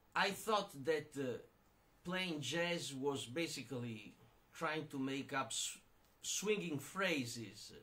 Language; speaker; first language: English; non-native, fluent; Italian